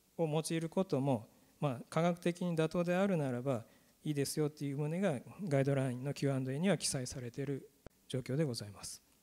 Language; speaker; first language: Japanese; native; Japanese